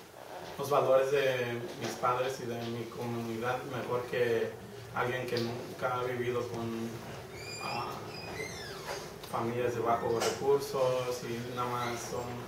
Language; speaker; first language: Spanish; early bilingual, heritage; Spanish